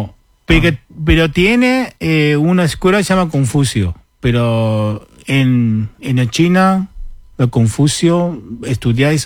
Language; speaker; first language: Spanish; non-native, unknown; Chinese